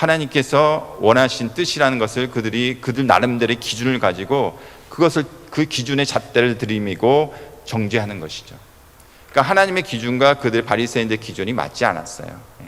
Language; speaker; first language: Korean; native; Korean